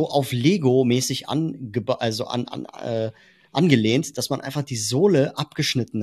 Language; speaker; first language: German; native; German